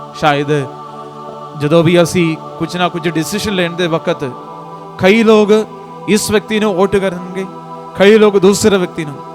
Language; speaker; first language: Punjabi; non-native, fluent; Malayalam